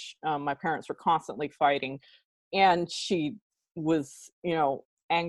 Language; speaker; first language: English; early bilingual, other home language; Pennsylvania German